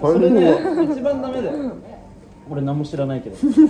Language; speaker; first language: Japanese; native; Japanese